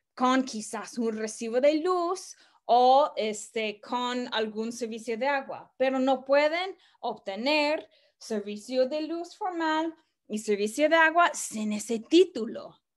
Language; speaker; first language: Spanish; non-native, fluent; English